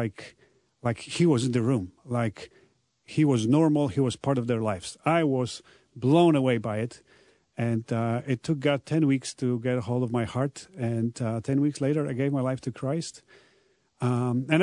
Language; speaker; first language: English; non-native, fluent; Polish